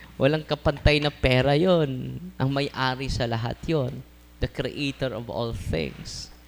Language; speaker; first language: Filipino; non-native, local second language; Cebuano